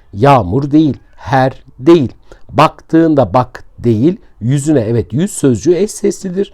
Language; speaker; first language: Turkish; native; Turkish